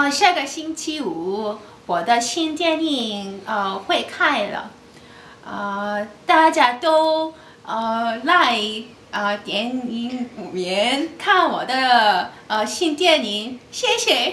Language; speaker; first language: Chinese; non-native, learner; English